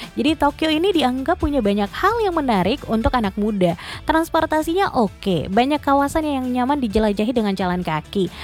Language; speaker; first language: Indonesian; native; Indonesian